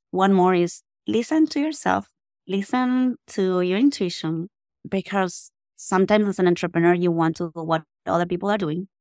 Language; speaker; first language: English; non-native, fluent; Spanish